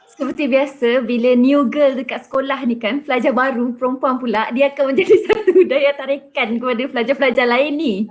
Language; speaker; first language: Malay; native; Malay